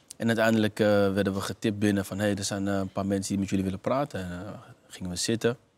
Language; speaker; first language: Dutch; native; Dutch